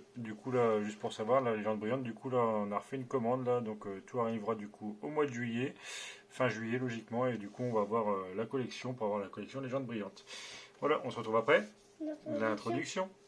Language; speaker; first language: French; native; French